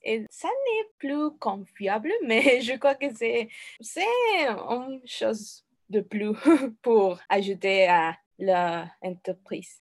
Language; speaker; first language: French; non-native, learner; Spanish